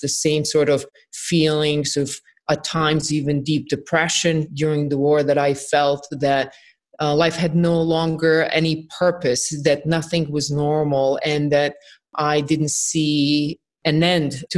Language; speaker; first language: English; non-native, fluent; Bosnian